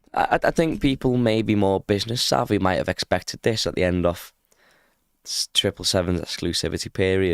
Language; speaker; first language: English; native; English